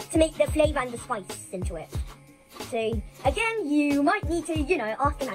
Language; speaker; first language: English; native; English